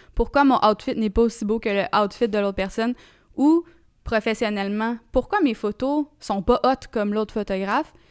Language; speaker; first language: French; native; French